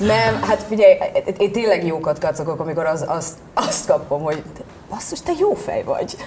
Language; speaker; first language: Hungarian; early bilingual, heritage; Hungarian